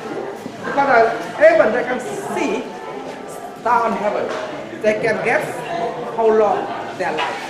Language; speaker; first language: English; non-native, learner; Vietnamese